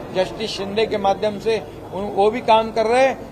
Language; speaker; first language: Hindi; non-native, local second language; Marathi